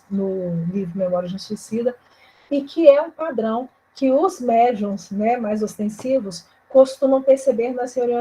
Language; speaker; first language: Portuguese; native; Portuguese